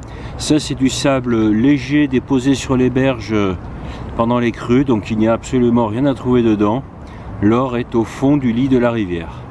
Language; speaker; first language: French; native; French